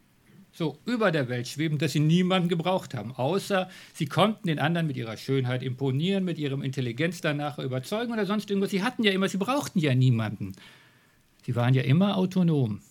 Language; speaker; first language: German; native; German